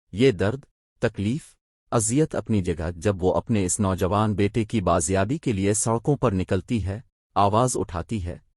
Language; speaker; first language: Urdu; non-native, local second language; Baluchi